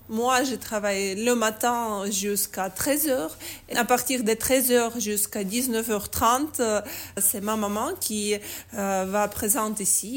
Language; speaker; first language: French; non-native, learner; Ukrainian